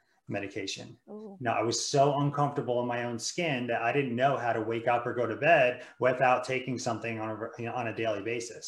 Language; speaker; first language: English; native; English